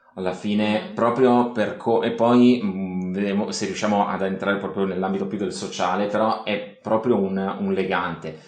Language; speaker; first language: Italian; native; Italian